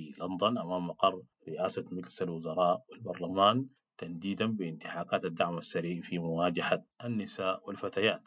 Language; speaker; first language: Arabic; native; Arabic